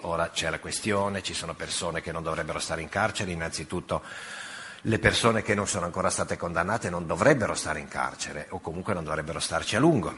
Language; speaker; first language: Italian; native; Italian